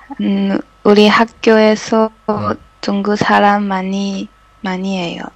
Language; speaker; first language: Korean; non-native, learner; Chinese